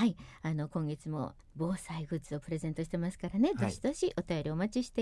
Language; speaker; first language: Japanese; native; Japanese